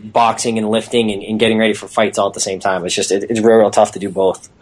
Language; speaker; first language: English; native; English